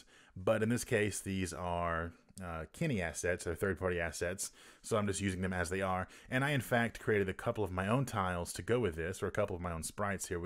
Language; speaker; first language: English; native; English